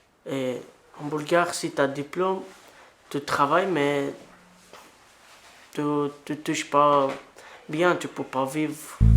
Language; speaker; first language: French; non-native, learner; Bulgarian